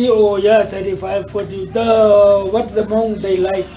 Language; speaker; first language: English; non-native, learner; Tibetan